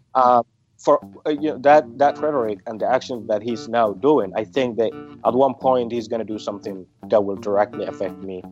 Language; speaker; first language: English; non-native, fluent; Somali